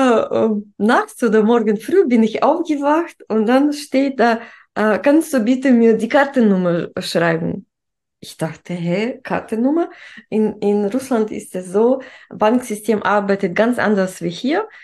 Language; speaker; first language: German; non-native, fluent; Russian